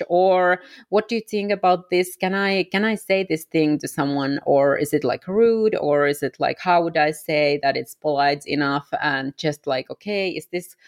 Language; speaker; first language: English; non-native, fluent; Finnish